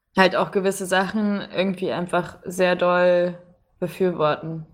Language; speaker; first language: German; native; German